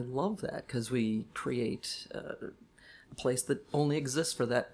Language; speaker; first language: English; native; English